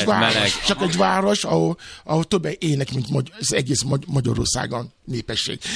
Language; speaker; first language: Hungarian; non-native, learner; Yoruba